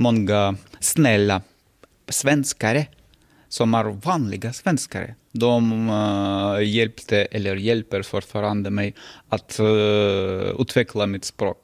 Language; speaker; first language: Swedish; non-native, learner; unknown